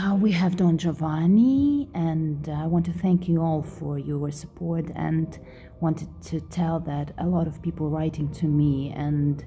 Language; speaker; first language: English; non-native, fluent; Russian